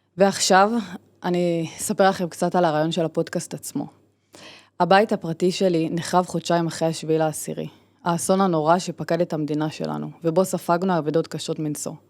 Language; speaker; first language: Hebrew; native; Hebrew